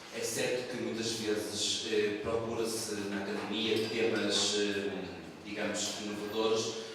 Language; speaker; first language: Portuguese; native; Portuguese